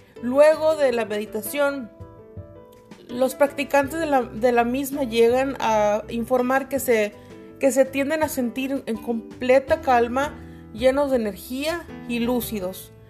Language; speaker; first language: Spanish; native; Spanish